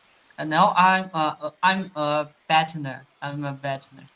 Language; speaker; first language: English; non-native, learner; Chinese